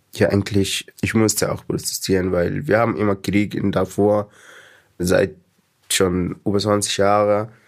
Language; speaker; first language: German; non-native, fluent; Arabic